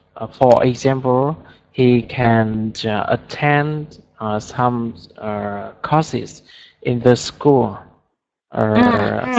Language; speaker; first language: English; non-native, learner; Vietnamese